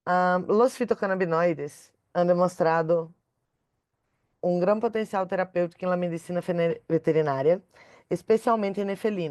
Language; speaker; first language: Spanish; non-native, learner; Portuguese